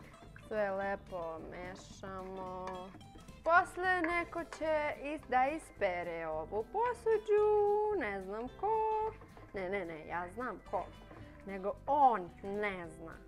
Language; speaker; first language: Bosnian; non-native, learner; Russian